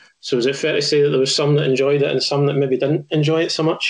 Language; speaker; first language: English; native; English